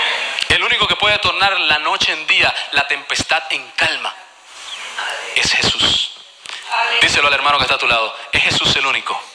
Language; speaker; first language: Spanish; native; Spanish